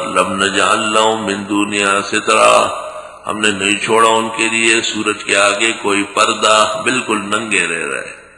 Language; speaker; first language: Urdu; non-native, local second language; Pashto